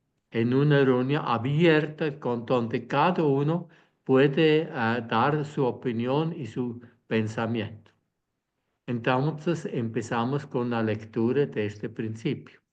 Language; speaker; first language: Spanish; non-native, fluent; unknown